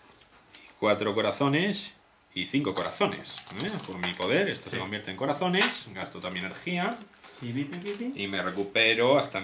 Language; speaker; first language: Spanish; native; Spanish